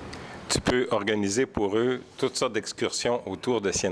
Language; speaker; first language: French; native; French